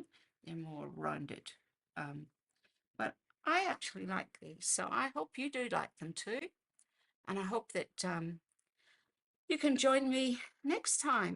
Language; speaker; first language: English; native; English